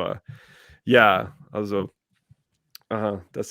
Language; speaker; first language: German; non-native, learner; English